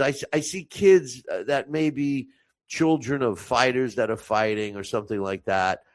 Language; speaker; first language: English; native; English